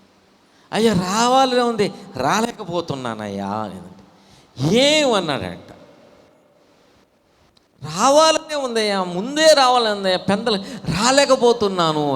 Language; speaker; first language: Telugu; native; Telugu